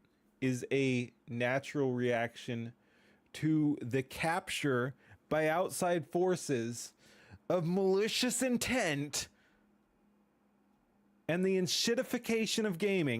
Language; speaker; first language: English; native; English